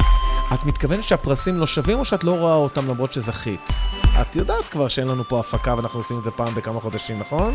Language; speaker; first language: Hebrew; native; Hebrew